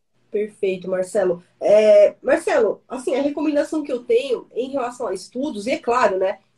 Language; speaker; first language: Portuguese; native; Portuguese